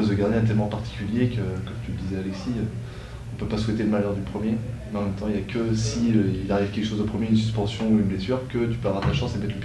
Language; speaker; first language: French; native; French